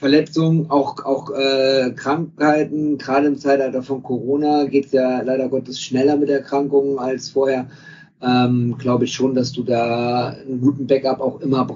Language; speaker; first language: German; native; German